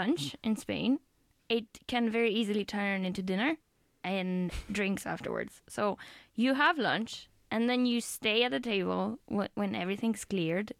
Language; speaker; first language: English; non-native, fluent; Spanish